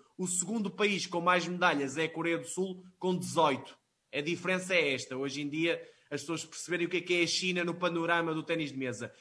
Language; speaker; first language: Portuguese; native; Portuguese